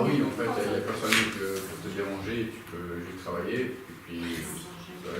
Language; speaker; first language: French; non-native, fluent; Ukrainian